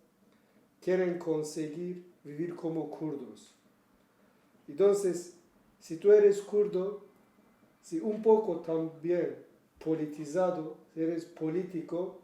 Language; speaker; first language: Spanish; non-native, learner; Kurdish